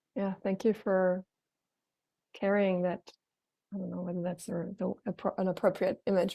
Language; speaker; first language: English; non-native, fluent; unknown